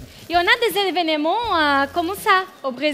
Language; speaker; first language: French; non-native, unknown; Portuguese